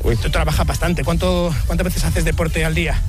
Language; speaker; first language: Spanish; native; Spanish